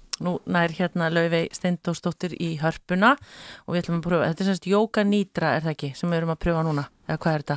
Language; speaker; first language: Icelandic; native; Icelandic